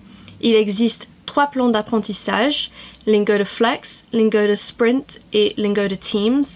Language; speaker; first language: French; non-native, fluent; English